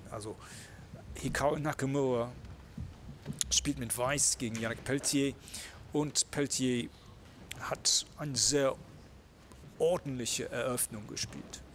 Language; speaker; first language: German; non-native, fluent; English